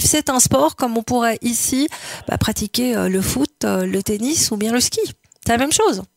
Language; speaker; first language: French; native; French